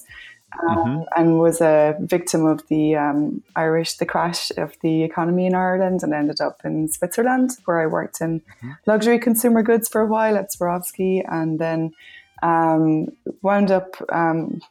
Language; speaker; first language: English; native; English